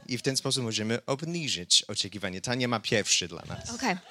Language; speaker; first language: Polish; non-native, fluent; English